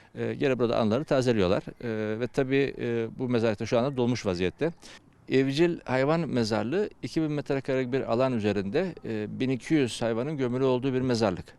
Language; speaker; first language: Turkish; native; Turkish